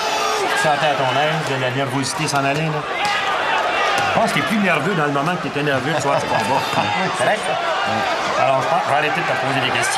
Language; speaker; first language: French; native; French